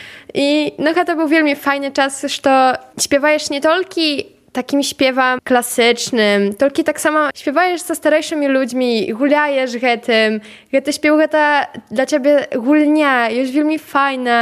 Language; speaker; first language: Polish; non-native, local second language; Belarusian